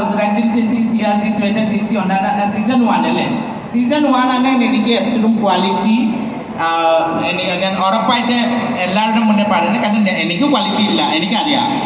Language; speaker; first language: Malayalam; non-native, local second language; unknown